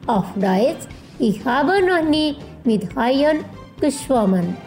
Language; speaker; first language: German; non-native, fluent; Indonesian